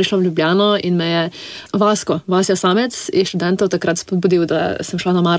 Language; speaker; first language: Slovenian; native; Slovenian